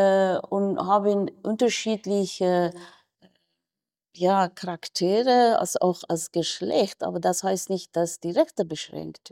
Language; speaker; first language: German; non-native, fluent; Persian